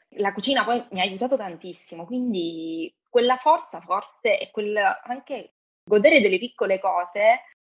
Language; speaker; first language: Italian; native; Italian